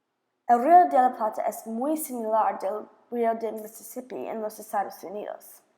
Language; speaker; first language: Spanish; non-native, learner; English